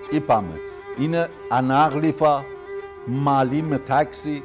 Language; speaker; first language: Greek; non-native, learner; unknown